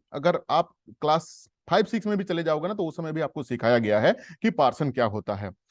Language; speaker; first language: Hindi; native; Hindi